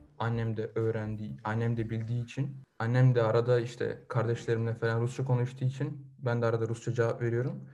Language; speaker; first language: Turkish; early bilingual, other home language; Russian